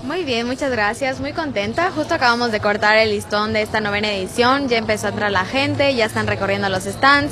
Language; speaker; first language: Spanish; native; Spanish